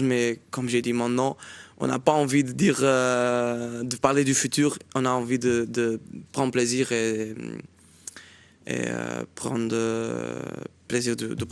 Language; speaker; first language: French; non-native, fluent; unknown